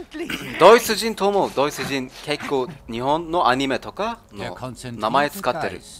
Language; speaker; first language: Japanese; non-native, learner; German